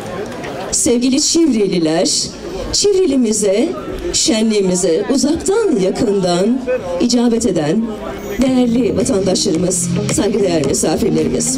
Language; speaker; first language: Turkish; native; Turkish